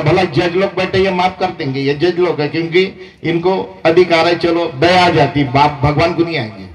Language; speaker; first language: Hindi; non-native, local second language; Marathi